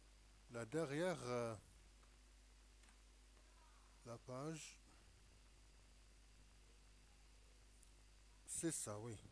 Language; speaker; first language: French; non-native, local second language; Arabic